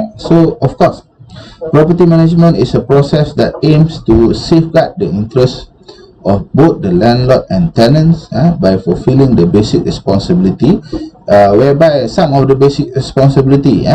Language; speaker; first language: English; non-native, local second language; Malay